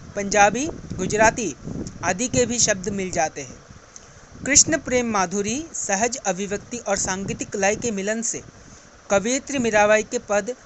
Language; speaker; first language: Hindi; non-native, local second language; Assamese